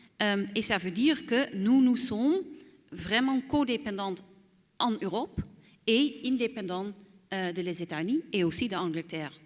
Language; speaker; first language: French; non-native, fluent; Dutch